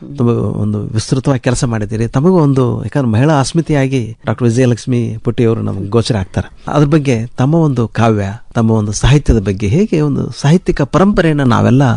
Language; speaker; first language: Kannada; native; Kannada